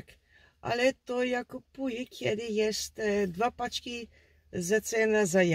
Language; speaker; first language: Polish; non-native, learner; Dutch